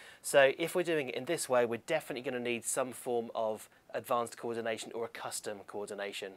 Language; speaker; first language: English; native; English